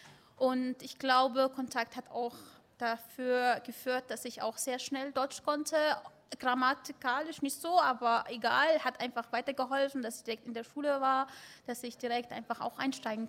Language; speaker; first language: German; early bilingual, other home language; Arabic